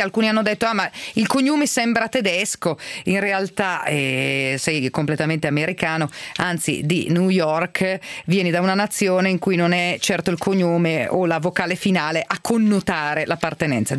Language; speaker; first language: Italian; native; Italian